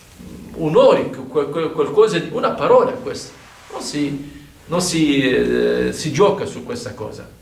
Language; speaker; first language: Italian; non-native, fluent; Arabic